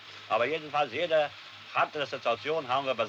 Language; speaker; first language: German; non-native, fluent; Polish